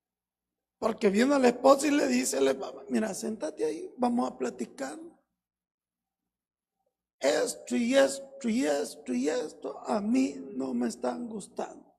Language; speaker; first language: Spanish; native; Spanish